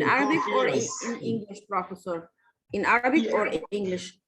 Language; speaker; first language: English; non-native, learner; Arabic